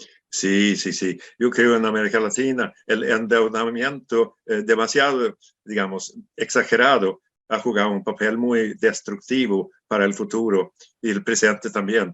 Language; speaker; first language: Spanish; non-native, fluent; Swedish